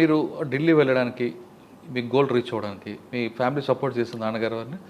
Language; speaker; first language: Telugu; native; Telugu